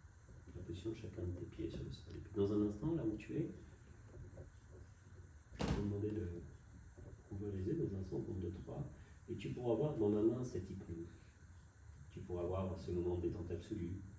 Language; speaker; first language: French; native; French